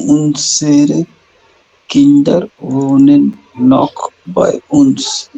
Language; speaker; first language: German; non-native, learner; Hindi